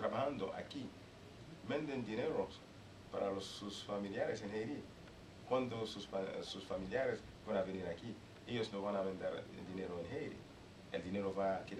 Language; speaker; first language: Spanish; non-native, learner; Haitian Creole